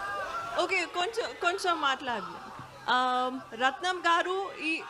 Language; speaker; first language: Telugu; non-native, learner; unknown